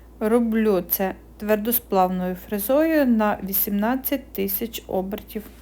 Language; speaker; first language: Ukrainian; native; Ukrainian